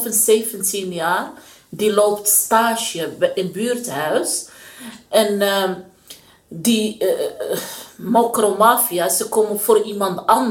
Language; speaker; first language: Dutch; non-native, learner; Arabic